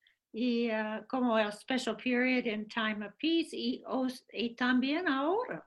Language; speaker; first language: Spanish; non-native, fluent; English